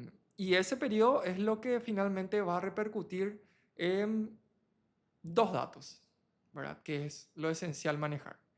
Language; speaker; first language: Spanish; native; Spanish